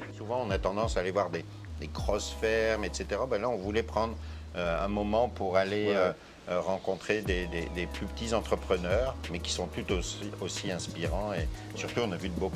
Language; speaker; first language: French; native; French